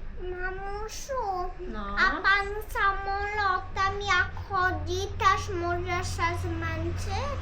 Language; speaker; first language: Polish; early bilingual, heritage; Polish